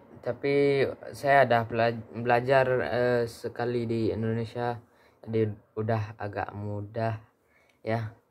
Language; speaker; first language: Indonesian; early bilingual, heritage; Indonesian